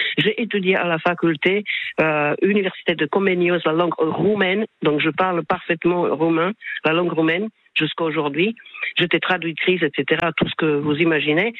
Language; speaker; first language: French; non-native, fluent; Slovak